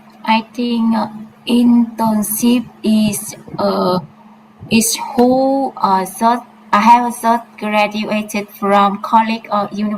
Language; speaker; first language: English; non-native, learner; Vietnamese